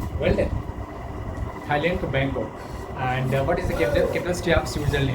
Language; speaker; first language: English; non-native, fluent; Urdu